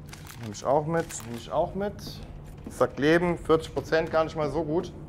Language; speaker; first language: German; native; German